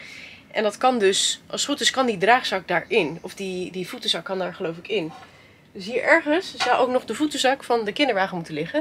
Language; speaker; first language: Dutch; native; Dutch